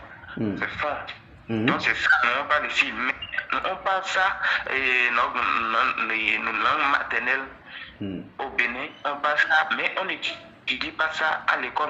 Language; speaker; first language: French; non-native, local second language; Fon